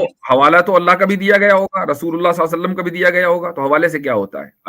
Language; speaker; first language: Hindi; native; Hindi